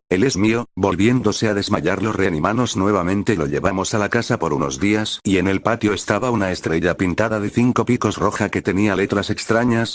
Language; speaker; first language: Spanish; native; Spanish